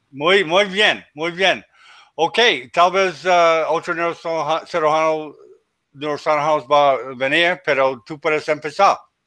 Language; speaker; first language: Spanish; non-native, learner; English